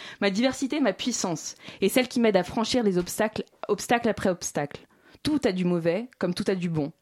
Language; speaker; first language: French; non-native, fluent; Russian